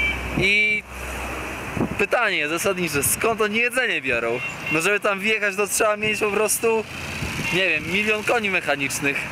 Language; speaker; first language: Polish; native; Polish